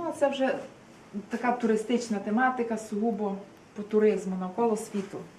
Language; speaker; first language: Ukrainian; native; Ukrainian